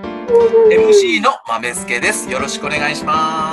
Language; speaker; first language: Japanese; native; Japanese